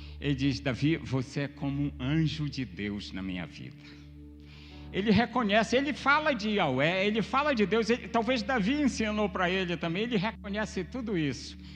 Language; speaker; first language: Portuguese; native; Portuguese